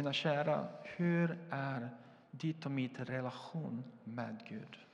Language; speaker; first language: Swedish; non-native, fluent; Portuguese